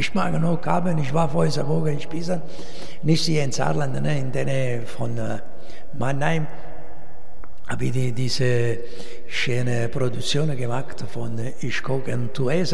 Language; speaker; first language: German; non-native, learner; Italian